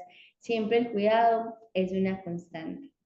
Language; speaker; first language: Spanish; native; Spanish